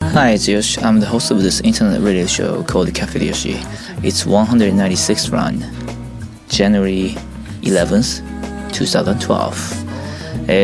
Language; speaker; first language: English; non-native, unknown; Japanese